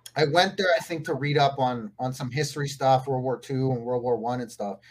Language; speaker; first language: English; native; English